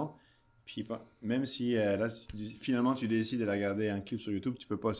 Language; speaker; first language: French; native; French